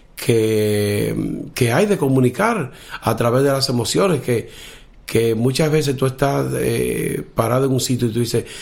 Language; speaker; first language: Spanish; native; Spanish